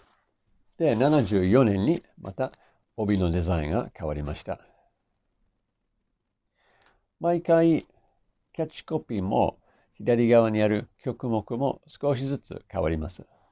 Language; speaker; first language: Japanese; non-native, fluent; English